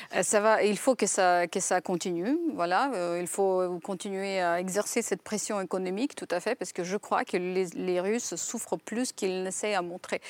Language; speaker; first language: French; non-native, fluent; Ukrainian